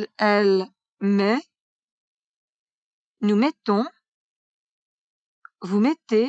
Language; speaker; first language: French; native; French